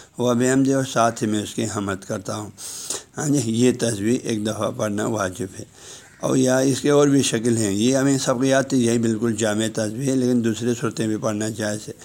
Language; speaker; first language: Urdu; non-native, local second language; Balti